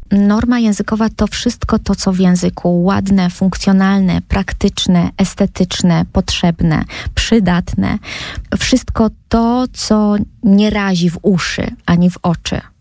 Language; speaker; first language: Polish; native; Polish